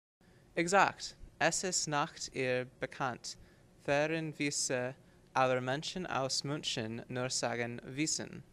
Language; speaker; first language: German; non-native, learner; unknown